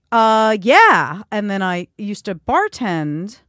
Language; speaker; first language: English; native; English